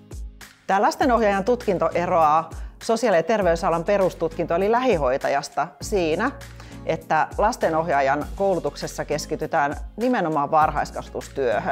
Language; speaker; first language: Finnish; native; Finnish